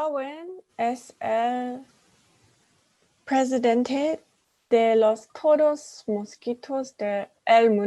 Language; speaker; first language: Spanish; non-native, learner; English